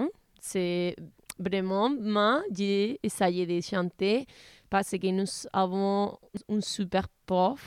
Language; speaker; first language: French; non-native, learner; Italian